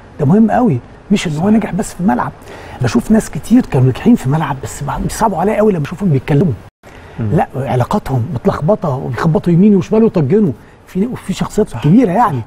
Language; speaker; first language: Egyptian Arabic; native; Egyptian Arabic